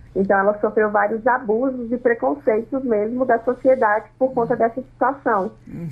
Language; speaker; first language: Portuguese; non-native, local second language; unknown